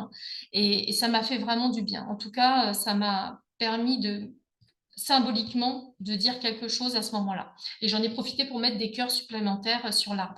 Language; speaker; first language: French; native; French